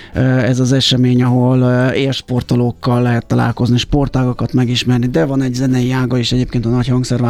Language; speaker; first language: Hungarian; native; Hungarian